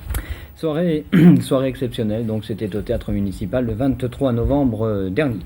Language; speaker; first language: French; native; French